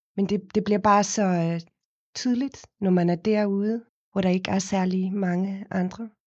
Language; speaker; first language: Danish; non-native, fluent; Afrikaans